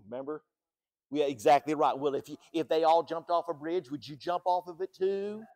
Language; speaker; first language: English; native; English